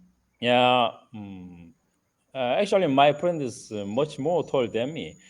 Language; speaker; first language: English; non-native, learner; Korean